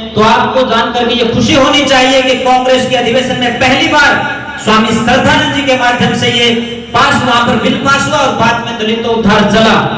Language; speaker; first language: Hindi; native; Hindi